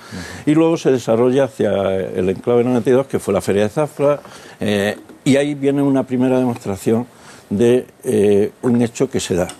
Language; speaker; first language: Spanish; native; Spanish